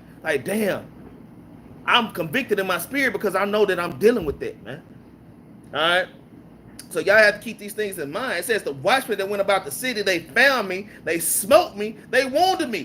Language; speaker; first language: English; native; English